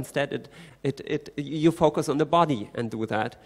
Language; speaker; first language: English; non-native, fluent; German